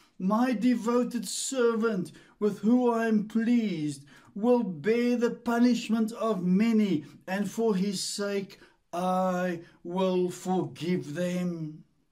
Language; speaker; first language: English; non-native, local second language; Afrikaans